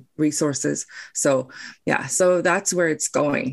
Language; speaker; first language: English; non-native, local second language; Afrikaans